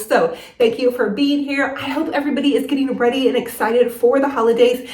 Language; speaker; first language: English; native; English